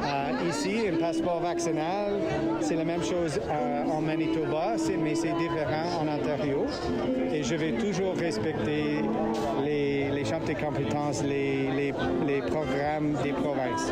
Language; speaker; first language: French; non-native, local second language; English